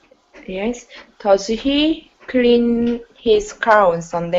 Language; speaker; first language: English; non-native, learner; Korean